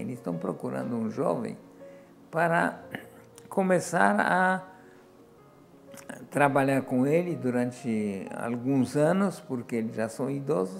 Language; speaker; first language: Portuguese; non-native, fluent; Polish